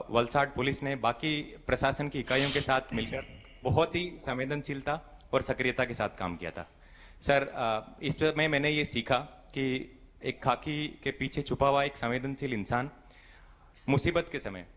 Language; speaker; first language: Hindi; native; Hindi